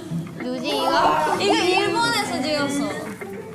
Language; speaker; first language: Korean; non-native, fluent; Thai